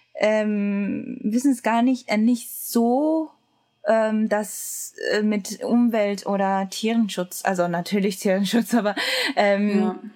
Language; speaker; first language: German; non-native, learner; Japanese